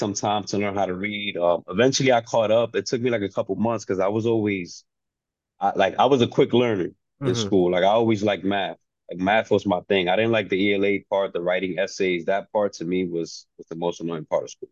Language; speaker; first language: English; early bilingual, other home language; Spanish